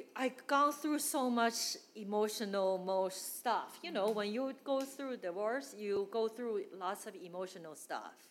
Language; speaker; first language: English; non-native, fluent; Chinese